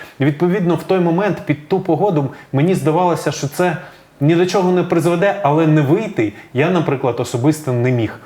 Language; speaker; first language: Ukrainian; native; Ukrainian